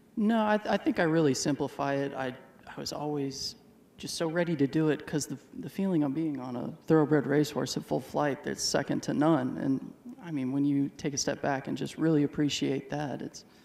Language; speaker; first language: English; native; English